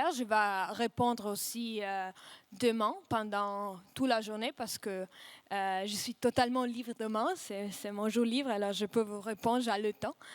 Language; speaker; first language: French; non-native, fluent; Russian